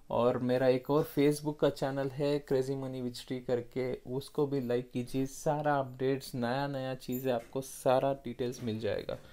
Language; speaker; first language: Hindi; non-native, local second language; Kannada